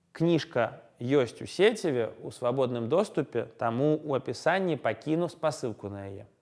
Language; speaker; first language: Belarusian; non-native, local second language; Russian